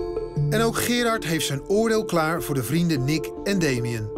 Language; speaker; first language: Dutch; native; Dutch